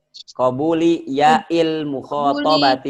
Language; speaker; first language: Arabic; non-native, fluent; Indonesian